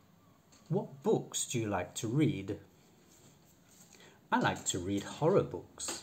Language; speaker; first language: English; non-native, fluent; Polish